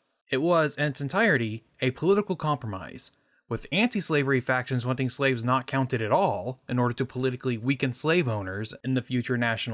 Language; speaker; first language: English; native; English